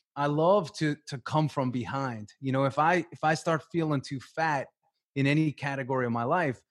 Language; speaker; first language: English; native; English